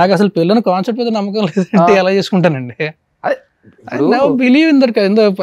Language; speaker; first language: Telugu; native; Telugu